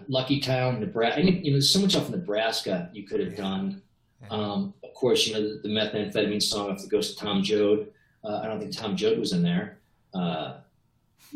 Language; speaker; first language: English; native; English